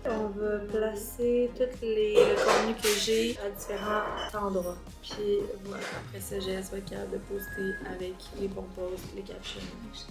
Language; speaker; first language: French; native; French